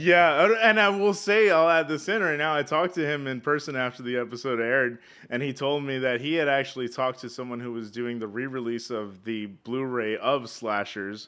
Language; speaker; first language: English; native; English